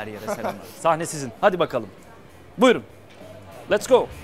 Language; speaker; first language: Turkish; native; Turkish